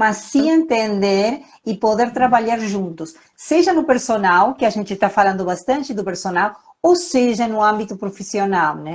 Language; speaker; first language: Portuguese; non-native, fluent; Spanish